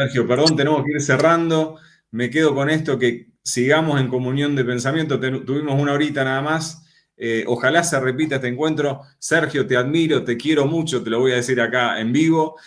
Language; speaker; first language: Spanish; native; Spanish